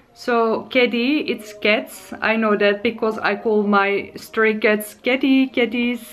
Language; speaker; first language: English; non-native, fluent; Dutch